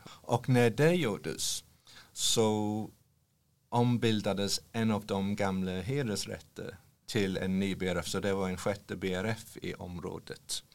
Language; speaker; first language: Swedish; non-native, fluent; English